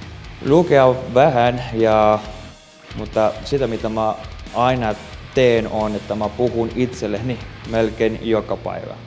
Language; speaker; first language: Finnish; non-native, fluent; Spanish